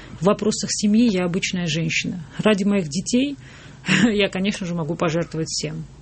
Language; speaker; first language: Russian; non-native, local second language; Georgian